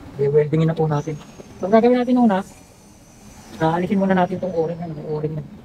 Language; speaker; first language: Filipino; native; Filipino